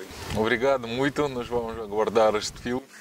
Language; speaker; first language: Portuguese; non-native, learner; Russian